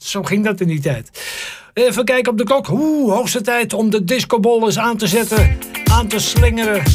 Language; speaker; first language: Dutch; native; Dutch